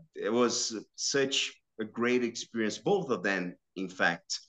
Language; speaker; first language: English; non-native, fluent; Portuguese